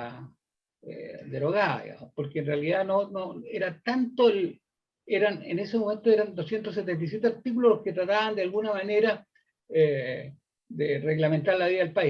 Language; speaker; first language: Spanish; native; Spanish